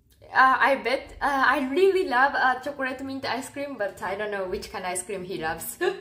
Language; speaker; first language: English; non-native, fluent; Japanese